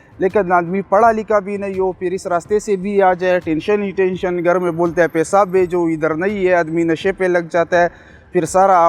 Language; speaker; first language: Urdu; non-native, local second language; Pashto